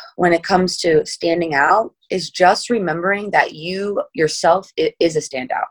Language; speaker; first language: English; native; English